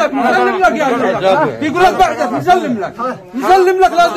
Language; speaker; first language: Arabic; native; Arabic